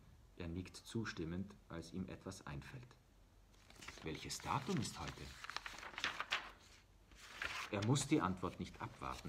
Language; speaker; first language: German; native; German